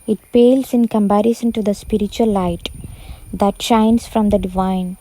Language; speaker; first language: English; non-native, local second language; Malayalam